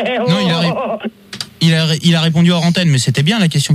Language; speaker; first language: French; native; French